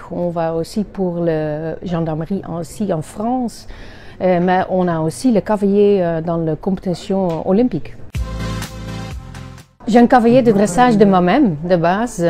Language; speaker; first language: French; non-native, learner; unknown